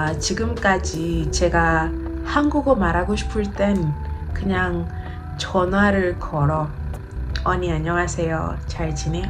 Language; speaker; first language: Korean; non-native, learner; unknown